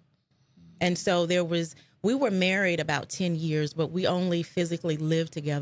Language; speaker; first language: English; native; English